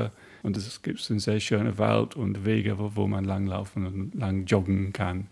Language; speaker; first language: German; non-native, fluent; English